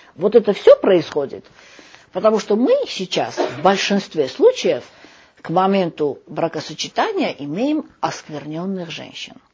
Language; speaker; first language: Russian; non-native, local second language; Armenian